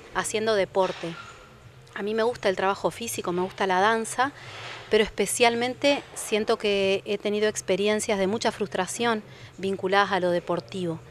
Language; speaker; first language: Spanish; native; Spanish